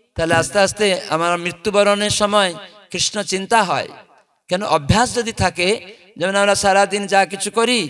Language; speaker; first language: Bangla; non-native, fluent; Odia